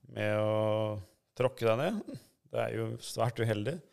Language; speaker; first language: Norwegian; early bilingual, other home language; Albanian